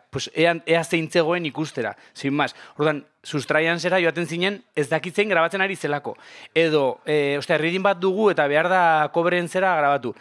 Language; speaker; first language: Basque; non-native, local second language; Spanish